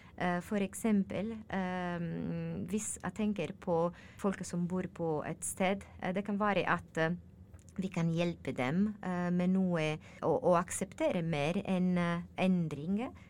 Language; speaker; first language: Norwegian; non-native, learner; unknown